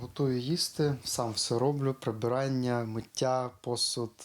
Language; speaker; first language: Ukrainian; native; Ukrainian